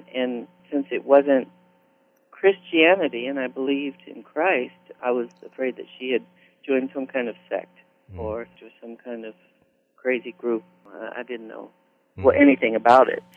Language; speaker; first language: English; native; English